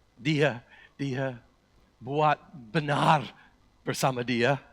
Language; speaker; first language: Indonesian; non-native, learner; English